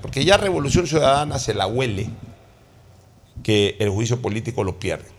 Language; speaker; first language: Spanish; native; Spanish